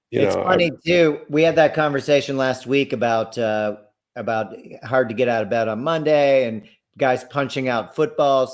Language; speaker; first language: English; native; English